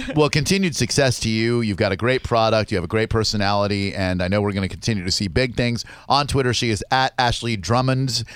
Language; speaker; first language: English; native; English